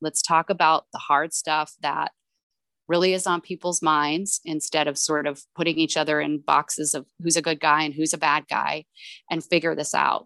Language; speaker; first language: English; native; English